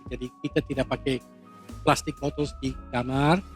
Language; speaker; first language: Indonesian; non-native, fluent; Dutch